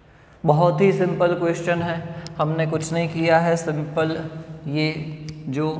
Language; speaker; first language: Hindi; non-native, local second language; Gujarati